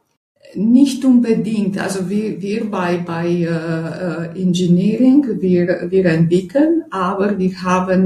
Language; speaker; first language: German; non-native, fluent; Romanian